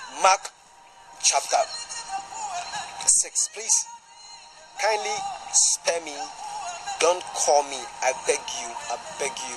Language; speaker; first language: English; non-native, local second language; Akan